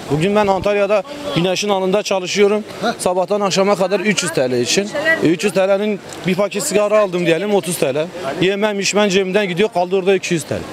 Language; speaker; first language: Turkish; non-native, local second language; Kurdish